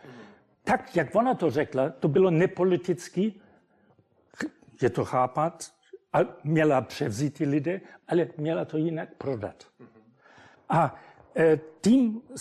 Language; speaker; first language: Czech; non-native, fluent; German